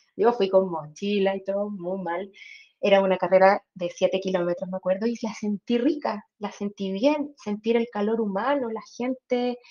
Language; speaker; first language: Spanish; native; Spanish